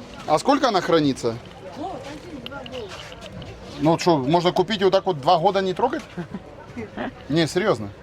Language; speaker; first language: Russian; native; Russian